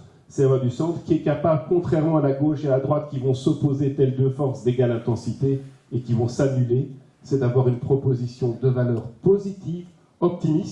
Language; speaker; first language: French; native; French